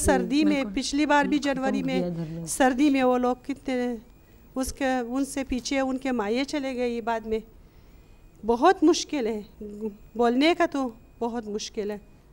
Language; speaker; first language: Hindi; non-native, local second language; Hazaragi